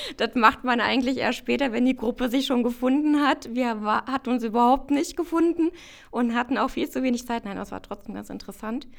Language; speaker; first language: German; native; German